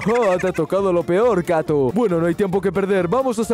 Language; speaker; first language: Spanish; native; Spanish